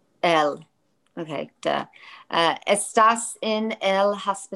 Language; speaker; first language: Spanish; non-native, learner; English